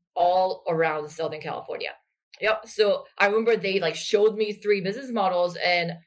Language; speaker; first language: English; non-native, fluent; Korean